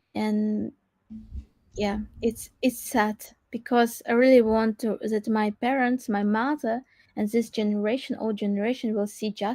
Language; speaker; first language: English; non-native, learner; Crimean Tatar